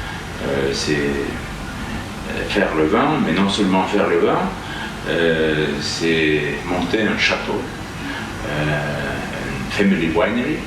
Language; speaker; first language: French; non-native, fluent; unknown